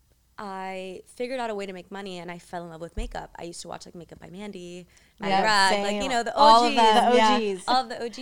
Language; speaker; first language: English; early bilingual, other home language; Spanish